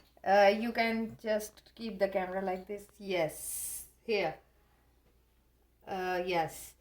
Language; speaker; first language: English; non-native, learner; Hindi